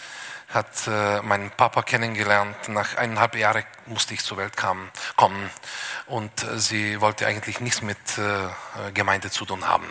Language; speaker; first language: German; non-native, fluent; Bulgarian